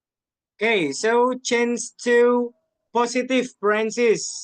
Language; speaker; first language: English; non-native, fluent; Indonesian